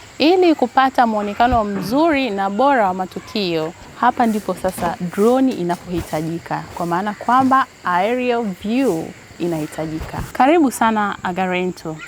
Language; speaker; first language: Swahili; native; Swahili